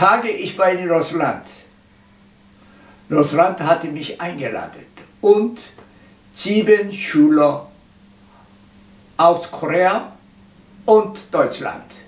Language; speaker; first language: German; non-native, learner; Korean